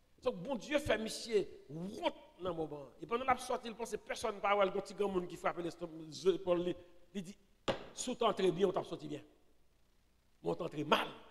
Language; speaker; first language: French; non-native, local second language; Haitian Creole